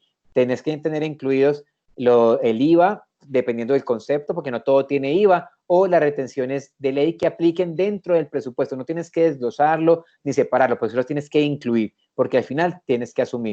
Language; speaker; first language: Spanish; native; Spanish